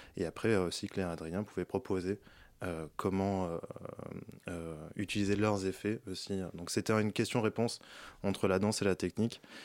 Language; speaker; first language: French; native; French